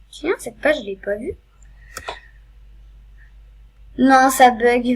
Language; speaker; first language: French; native; French